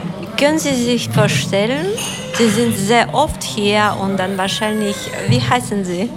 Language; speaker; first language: German; non-native, learner; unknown